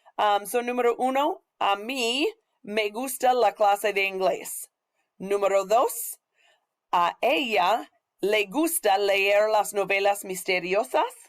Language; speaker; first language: Spanish; non-native, fluent; English